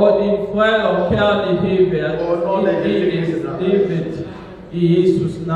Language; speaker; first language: Danish; non-native, fluent; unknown